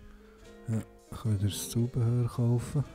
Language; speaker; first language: German; native; German